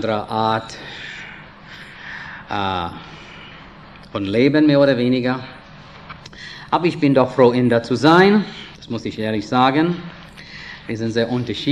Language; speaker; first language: German; non-native, fluent; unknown